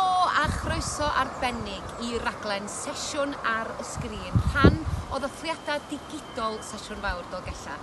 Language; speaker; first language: Welsh; native; Welsh